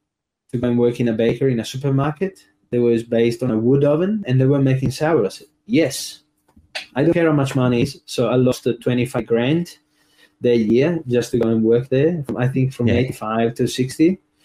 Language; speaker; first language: English; non-native, fluent; Italian